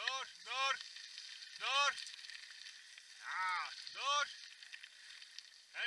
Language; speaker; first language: Dutch; native; Dutch